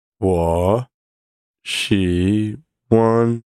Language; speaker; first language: Chinese; non-native, learner; English